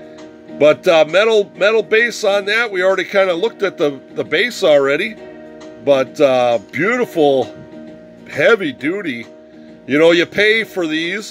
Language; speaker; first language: English; native; English